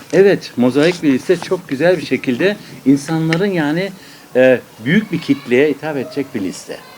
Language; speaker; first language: Turkish; native; Turkish